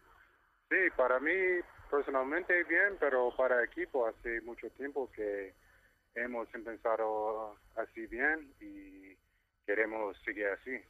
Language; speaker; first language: Spanish; non-native, learner; English